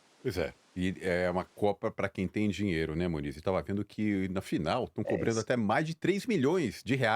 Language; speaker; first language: Portuguese; native; Portuguese